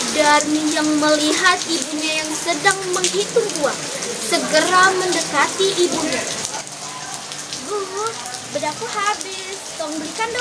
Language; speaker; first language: Indonesian; non-native, local second language; Balinese